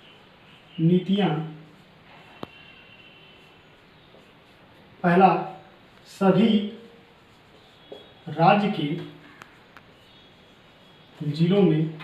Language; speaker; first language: Hindi; native; Hindi